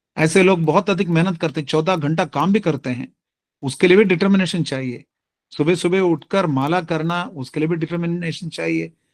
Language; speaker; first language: Hindi; non-native, local second language; Tamil